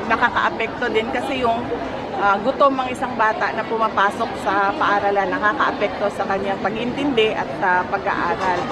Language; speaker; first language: Filipino; non-native, local second language; Cebuano